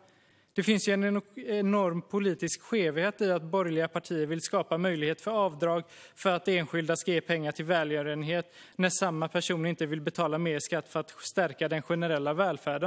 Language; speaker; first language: Swedish; native; Swedish